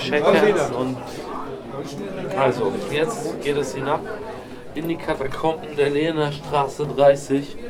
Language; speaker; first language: German; native; German